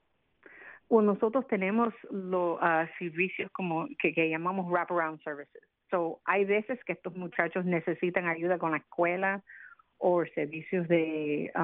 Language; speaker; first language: Spanish; early bilingual, other home language; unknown